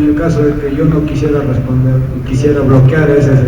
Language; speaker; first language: Spanish; native; Spanish